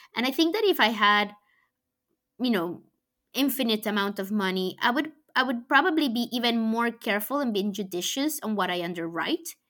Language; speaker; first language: English; non-native, fluent; Spanish